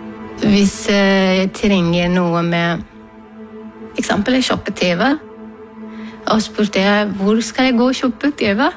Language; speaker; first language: Norwegian; non-native, learner; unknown